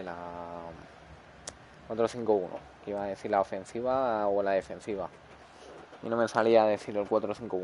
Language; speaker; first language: Spanish; native; Spanish